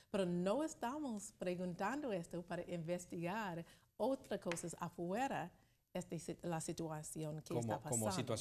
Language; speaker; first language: Spanish; non-native, learner; English